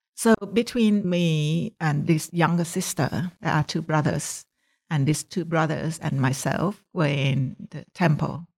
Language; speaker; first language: English; non-native, fluent; Thai